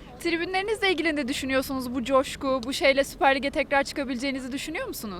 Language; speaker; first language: Turkish; native; Turkish